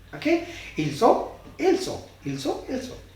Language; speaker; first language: French; non-native, fluent; Hindi